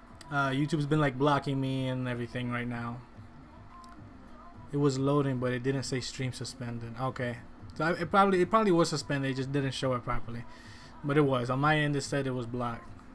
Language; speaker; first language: English; early bilingual, other home language; Spanish